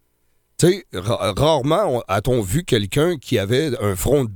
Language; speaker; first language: French; native; French